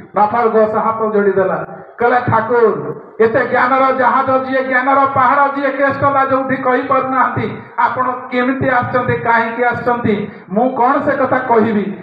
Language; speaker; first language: Odia; native; Odia